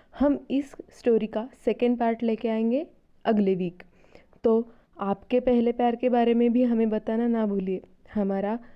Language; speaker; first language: Hindi; non-native, local second language; Marathi